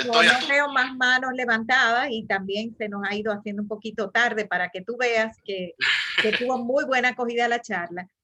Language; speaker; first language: Spanish; native; Spanish